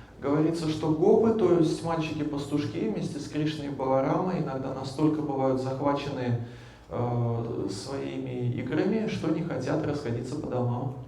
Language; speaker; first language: Russian; native; Russian